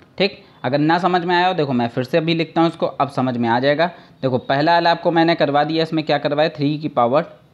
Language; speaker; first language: Hindi; native; Hindi